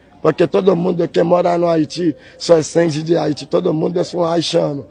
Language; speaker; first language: Portuguese; non-native, learner; Haitian Creole